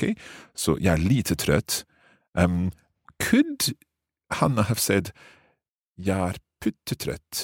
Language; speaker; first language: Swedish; non-native, learner; English